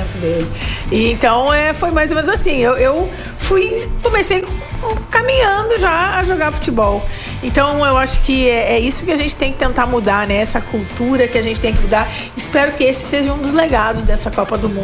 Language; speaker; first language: Portuguese; native; Portuguese